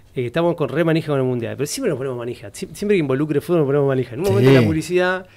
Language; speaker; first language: Spanish; native; Spanish